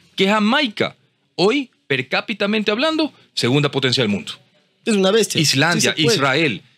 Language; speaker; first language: Spanish; native; Spanish